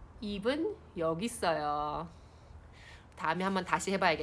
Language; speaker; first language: Korean; native; Korean